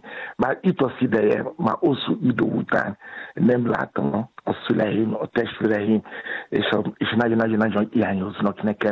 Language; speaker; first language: Hungarian; non-native, learner; Yoruba